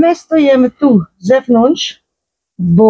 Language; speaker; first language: Polish; non-native, learner; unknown